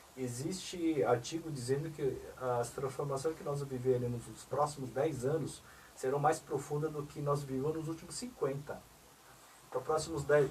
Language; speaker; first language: Portuguese; early bilingual, other home language; Korean